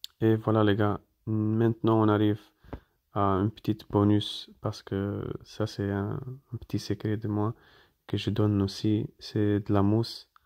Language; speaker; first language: French; non-native, fluent; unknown